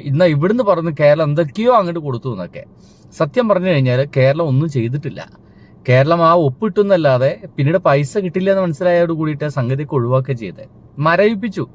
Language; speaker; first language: Malayalam; native; Malayalam